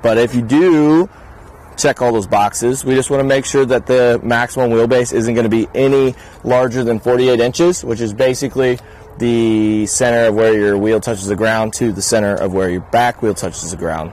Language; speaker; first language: English; native; English